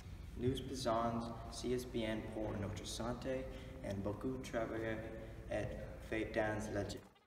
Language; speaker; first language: French; non-native, learner; English